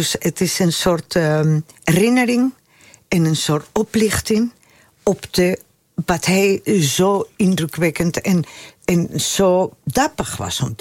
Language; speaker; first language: Dutch; non-native, fluent; Spanish